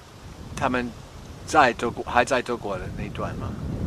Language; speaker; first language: Chinese; non-native, fluent; English